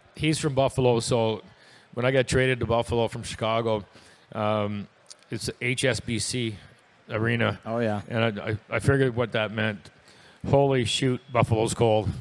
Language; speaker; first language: English; native; English